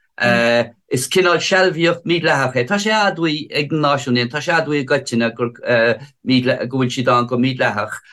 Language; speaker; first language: Irish; native; Irish